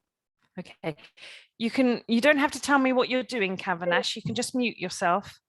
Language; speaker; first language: English; native; English